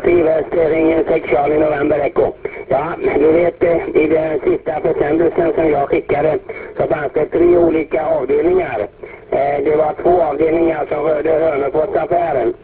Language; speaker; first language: Swedish; native; Swedish